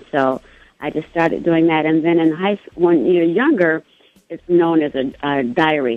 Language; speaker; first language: English; native; English